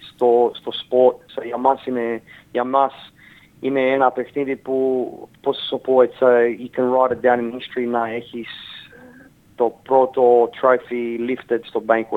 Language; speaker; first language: Greek; early bilingual, heritage; Greek